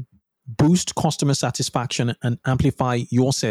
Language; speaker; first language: English; non-native, local second language; Yoruba